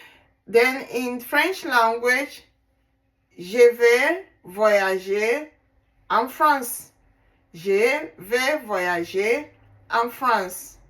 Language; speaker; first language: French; non-native, learner; Igbo